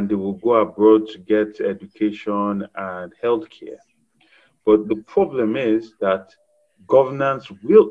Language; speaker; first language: English; non-native, local second language; Yoruba